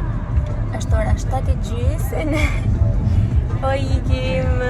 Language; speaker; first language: Albanian; early bilingual, heritage; Albanian